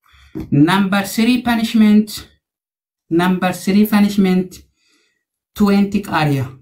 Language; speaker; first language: English; non-native, learner; Amharic